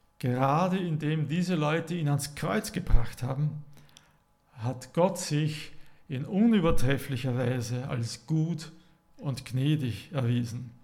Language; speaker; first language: German; native; German